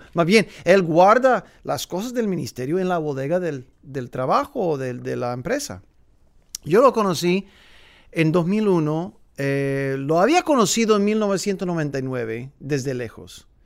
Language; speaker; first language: Spanish; non-native, fluent; English